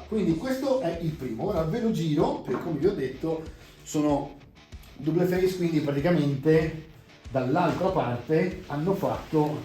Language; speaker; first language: Italian; native; Italian